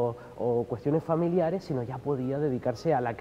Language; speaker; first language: Spanish; native; Spanish